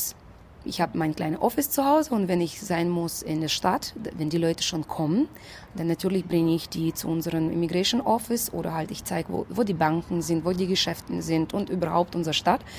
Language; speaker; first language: German; non-native, fluent; Russian